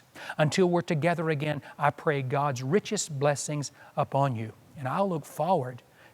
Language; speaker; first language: English; native; English